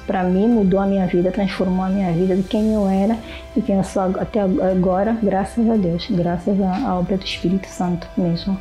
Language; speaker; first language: Portuguese; native; Portuguese